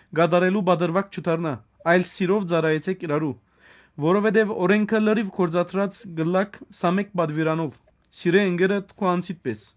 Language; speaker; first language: Armenian; native; Armenian